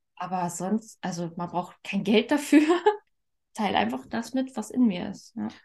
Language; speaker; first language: German; native; German